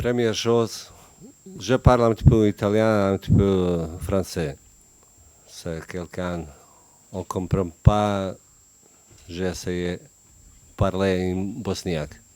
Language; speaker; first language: French; non-native, learner; Bosnian